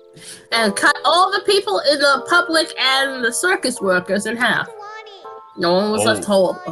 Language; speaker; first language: English; native; English